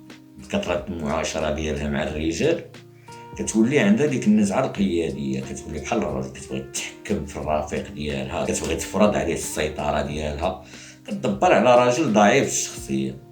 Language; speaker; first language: Arabic; native; Arabic